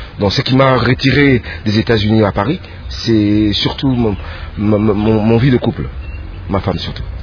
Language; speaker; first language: French; non-native, local second language; Lingala